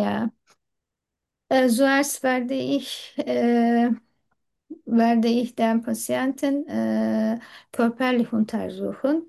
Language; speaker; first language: German; non-native, learner; Turkish